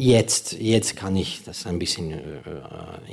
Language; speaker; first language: German; non-native, fluent; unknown